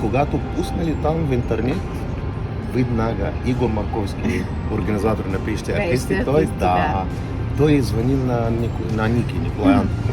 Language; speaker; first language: Bulgarian; non-native, learner; Arabic